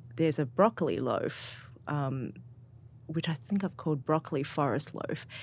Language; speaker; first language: English; native; English